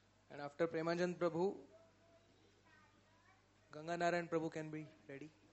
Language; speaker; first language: English; non-native, local second language; Marathi